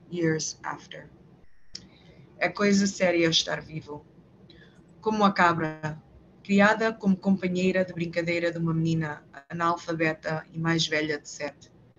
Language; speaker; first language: Portuguese; early bilingual, heritage; Portuguese